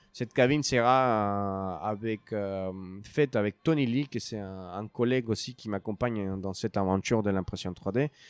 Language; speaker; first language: French; non-native, fluent; Spanish